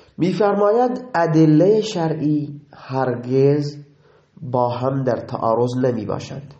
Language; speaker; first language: Persian; non-native, local second language; Baluchi